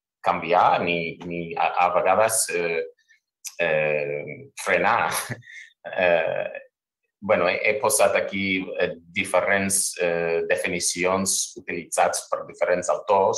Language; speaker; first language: Catalan; non-native, fluent; English